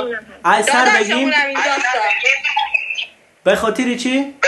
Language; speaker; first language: Persian; native; Persian